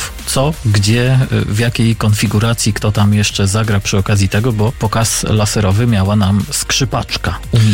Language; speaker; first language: Polish; native; Polish